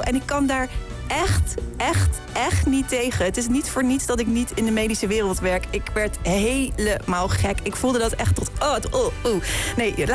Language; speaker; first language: Dutch; native; Dutch